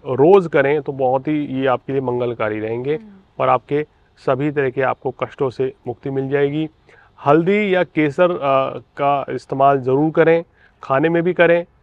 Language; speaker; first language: Hindi; native; Hindi